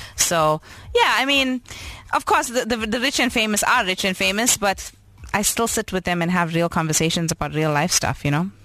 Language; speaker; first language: English; native; English